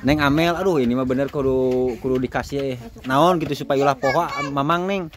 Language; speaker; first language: Indonesian; non-native, local second language; Sundanese